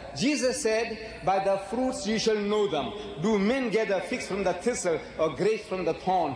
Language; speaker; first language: English; early bilingual, other home language; Gujarati